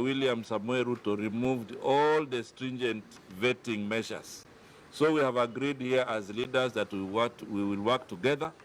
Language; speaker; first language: English; non-native, local second language; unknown